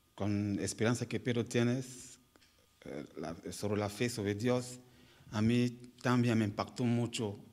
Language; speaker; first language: Spanish; non-native, learner; French